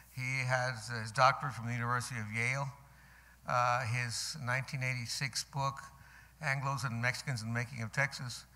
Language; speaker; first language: English; early bilingual, other home language; Spanish